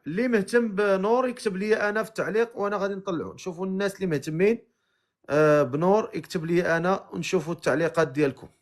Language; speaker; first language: Arabic; native; Arabic